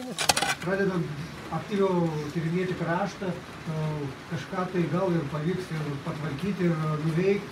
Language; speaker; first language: Lithuanian; native; Lithuanian